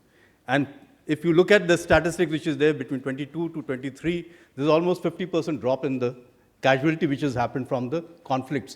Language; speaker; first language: English; non-native, local second language; Hindi